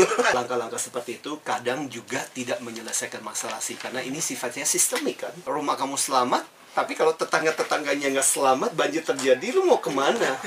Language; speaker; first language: Indonesian; native; Indonesian